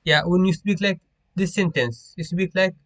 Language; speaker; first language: English; non-native, learner; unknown